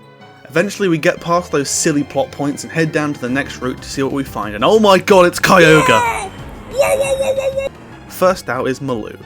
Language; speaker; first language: English; native; English